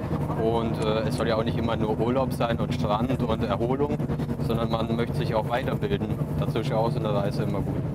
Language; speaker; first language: German; native; German